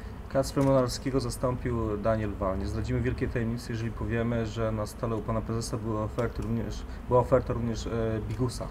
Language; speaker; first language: Polish; native; Polish